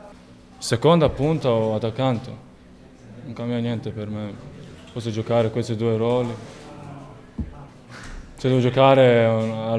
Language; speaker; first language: Italian; non-native, learner; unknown